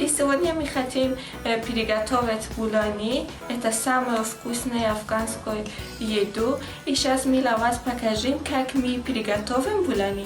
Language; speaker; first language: Russian; non-native, learner; Persian